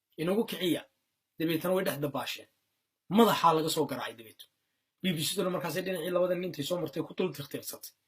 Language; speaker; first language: Somali; native; Somali